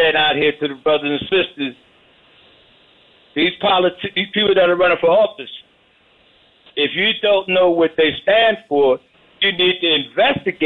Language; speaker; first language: English; native; English